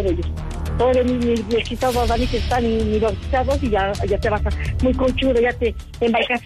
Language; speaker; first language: Spanish; native; Spanish